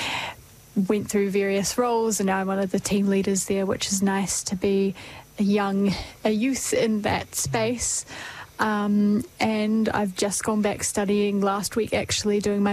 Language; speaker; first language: English; native; English